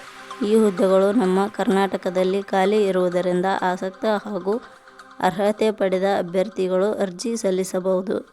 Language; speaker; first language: Kannada; native; Kannada